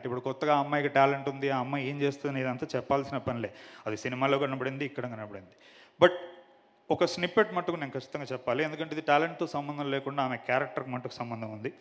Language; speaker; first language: Telugu; native; Telugu